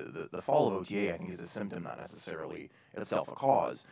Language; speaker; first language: English; native; English